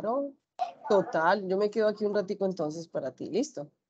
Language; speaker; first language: Spanish; native; Spanish